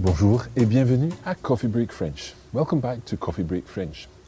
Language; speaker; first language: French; non-native, fluent; English